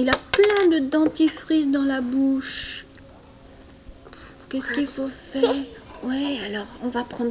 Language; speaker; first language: French; native; French